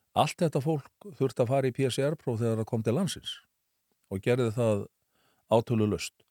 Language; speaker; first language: Icelandic; native; Icelandic